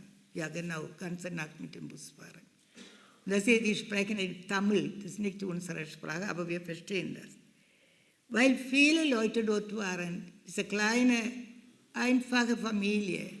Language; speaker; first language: German; non-native, fluent; Malayalam